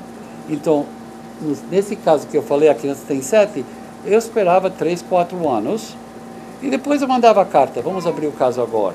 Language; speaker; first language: Portuguese; non-native, fluent; English